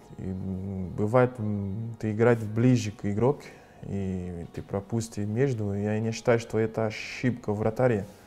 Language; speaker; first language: Russian; non-native, fluent; Portuguese